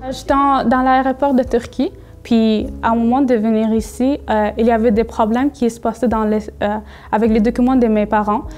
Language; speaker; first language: French; non-native, learner; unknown